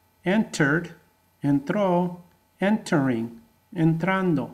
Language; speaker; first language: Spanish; non-native, fluent; English